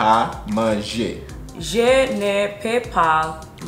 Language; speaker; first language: French; non-native, learner; Haitian Creole